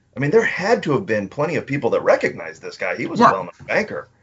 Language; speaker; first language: English; native; English